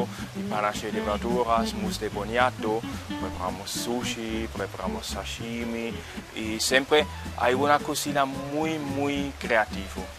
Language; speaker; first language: Spanish; non-native, fluent; German